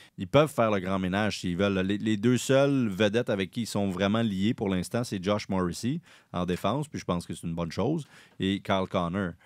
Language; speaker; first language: French; native; French